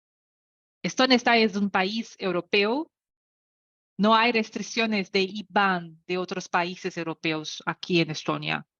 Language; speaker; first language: Spanish; non-native, learner; Portuguese